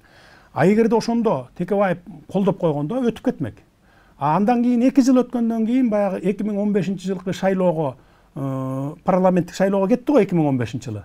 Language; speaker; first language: Kyrgyz; native; Kyrgyz